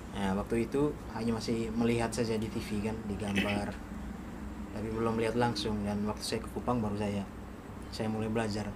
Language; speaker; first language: Indonesian; native; Indonesian